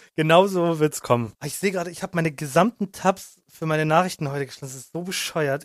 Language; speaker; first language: German; native; German